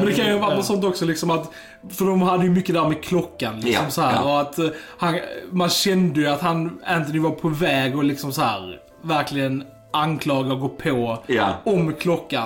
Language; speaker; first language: Swedish; native; Swedish